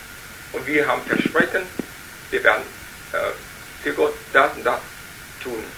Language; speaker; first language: German; non-native, learner; Vietnamese